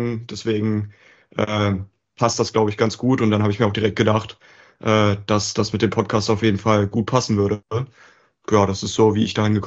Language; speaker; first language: German; native; German